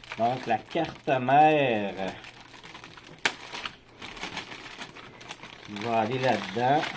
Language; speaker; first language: French; native; French